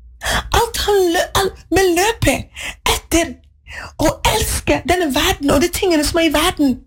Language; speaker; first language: Norwegian; non-native, fluent; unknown